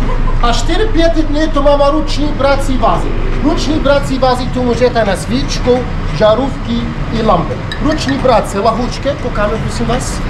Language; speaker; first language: Czech; non-native, learner; Arabic